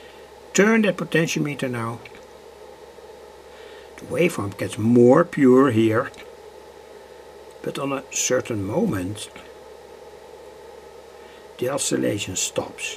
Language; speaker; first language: English; non-native, fluent; Dutch